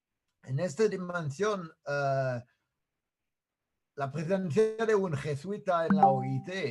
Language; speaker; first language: Spanish; non-native, fluent; French